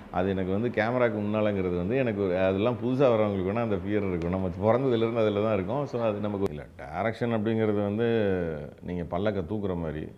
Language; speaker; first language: Tamil; native; Tamil